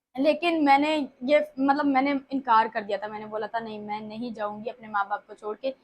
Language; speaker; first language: Urdu; native; Urdu